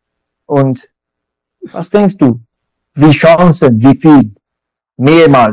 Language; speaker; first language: German; non-native, learner; Persian